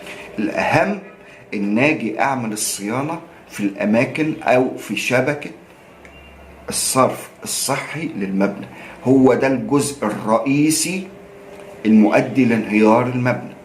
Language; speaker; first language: Arabic; native; Arabic